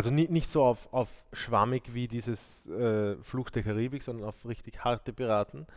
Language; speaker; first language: German; native; German